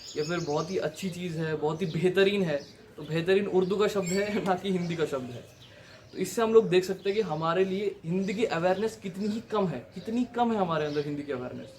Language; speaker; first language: Hindi; native; Hindi